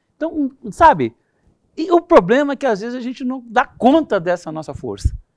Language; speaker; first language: Portuguese; native; Portuguese